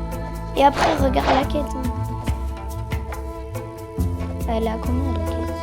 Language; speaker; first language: French; native; French